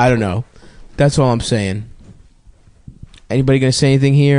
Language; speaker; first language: English; native; English